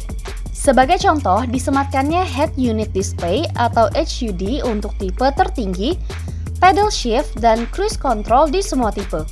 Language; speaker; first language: Indonesian; native; Indonesian